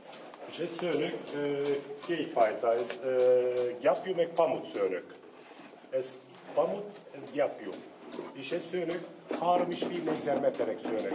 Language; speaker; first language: Hungarian; non-native, learner; Turkish